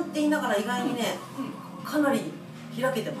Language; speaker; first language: Japanese; native; Japanese